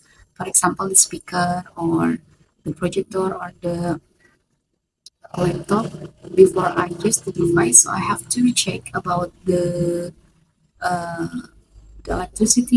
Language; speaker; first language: English; non-native, fluent; Indonesian